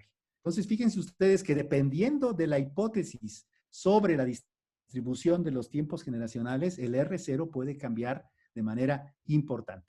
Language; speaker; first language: Spanish; native; Spanish